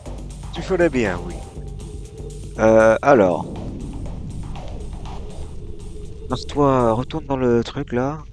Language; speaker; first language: French; native; French